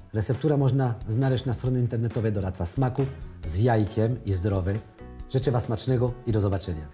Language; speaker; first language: Polish; non-native, learner; French